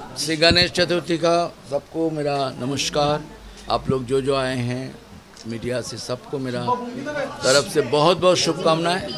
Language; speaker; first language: Hindi; non-native, local second language; Bangla